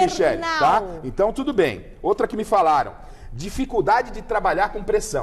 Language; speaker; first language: Portuguese; native; Portuguese